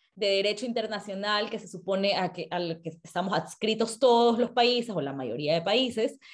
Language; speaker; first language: Spanish; native; Spanish